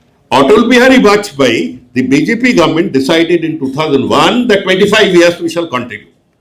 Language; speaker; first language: English; non-native, local second language; Bangla